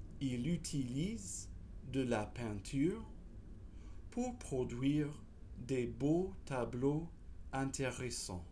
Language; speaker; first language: French; non-native, fluent; English